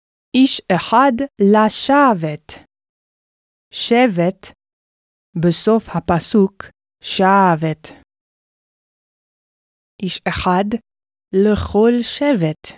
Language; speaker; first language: Hebrew; non-native, fluent; English